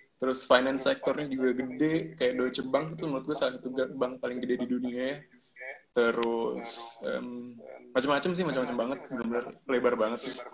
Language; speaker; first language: Indonesian; native; Indonesian